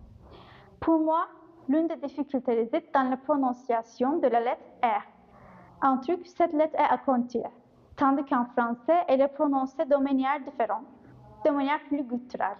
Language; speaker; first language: French; non-native, fluent; Turkish